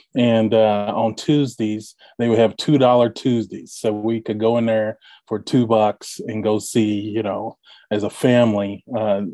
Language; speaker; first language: English; native; English